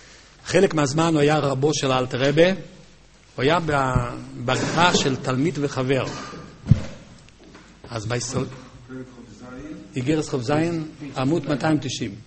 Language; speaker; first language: Hebrew; native; Hebrew